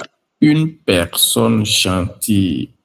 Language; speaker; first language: French; non-native, fluent; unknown